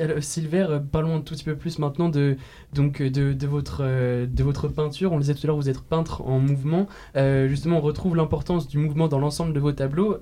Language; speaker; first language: French; native; French